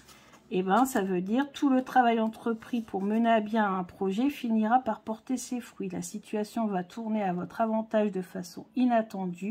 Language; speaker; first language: French; native; French